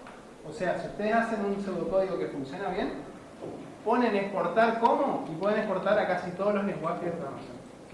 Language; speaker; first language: Spanish; native; Spanish